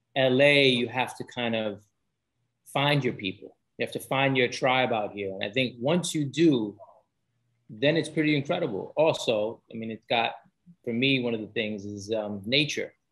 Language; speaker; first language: English; native; English